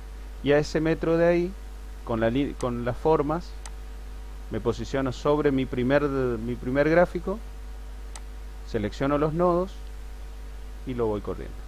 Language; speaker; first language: Spanish; native; Spanish